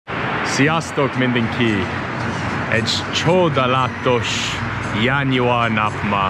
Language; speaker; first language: Hungarian; non-native, learner; English